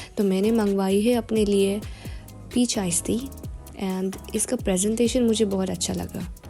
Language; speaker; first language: Hindi; non-native, local second language; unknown